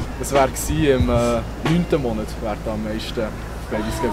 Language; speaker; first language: German; native; German